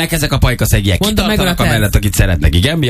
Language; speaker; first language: Hungarian; native; Hungarian